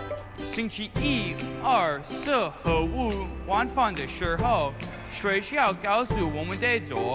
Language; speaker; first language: Chinese; non-native, learner; English